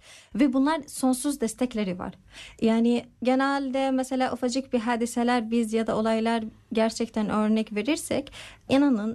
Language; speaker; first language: Turkish; non-native, learner; Arabic